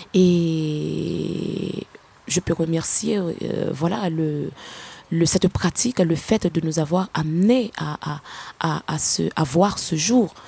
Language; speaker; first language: French; non-native, local second language; Haitian Creole